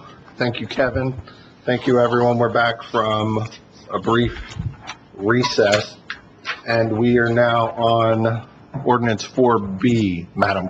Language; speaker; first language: English; native; English